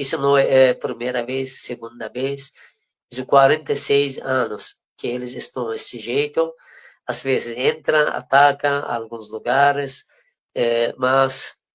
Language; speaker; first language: Portuguese; non-native, fluent; Persian